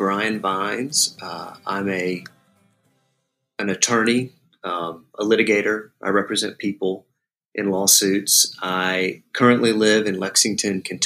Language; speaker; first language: English; native; English